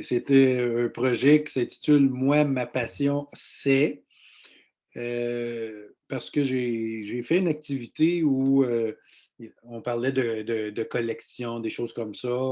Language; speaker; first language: French; native; French